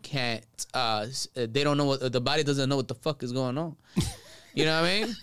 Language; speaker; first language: English; early bilingual, other home language; Spanish